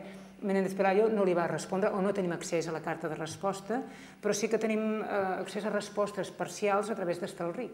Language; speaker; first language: Catalan; native; Catalan